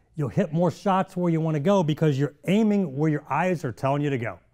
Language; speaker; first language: English; native; English